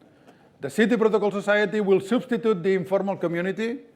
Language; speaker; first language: English; non-native, fluent; Catalan